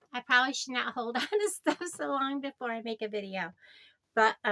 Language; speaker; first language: English; native; English